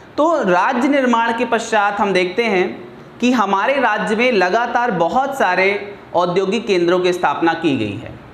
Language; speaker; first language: Hindi; native; Hindi